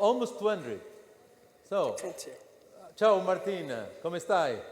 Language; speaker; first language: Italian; non-native, learner; Portuguese